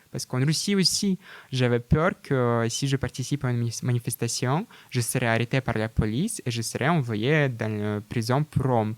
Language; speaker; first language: French; non-native, fluent; Russian